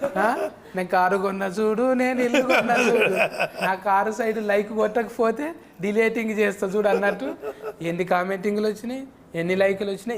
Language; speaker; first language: Telugu; native; Telugu